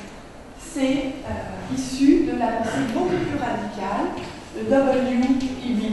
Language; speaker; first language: French; native; French